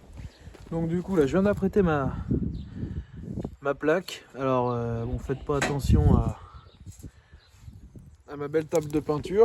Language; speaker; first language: French; native; French